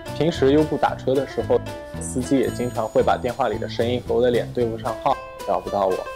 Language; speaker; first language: Chinese; early bilingual, heritage; German